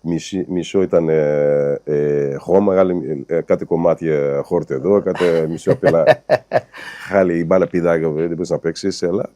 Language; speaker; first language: Greek; non-native, learner; Kabuverdianu